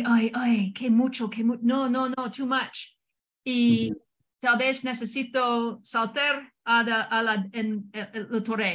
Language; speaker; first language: Spanish; non-native, learner; English